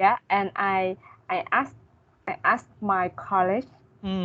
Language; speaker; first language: English; non-native, learner; Vietnamese